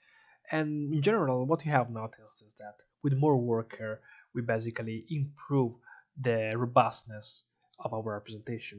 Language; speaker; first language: English; non-native, fluent; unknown